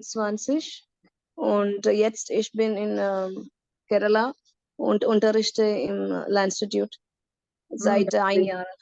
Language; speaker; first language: German; non-native, fluent; Malayalam